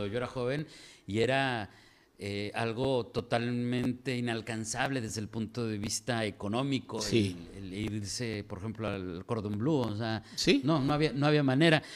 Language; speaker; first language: Spanish; native; Spanish